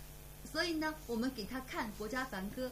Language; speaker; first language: Chinese; native; Chinese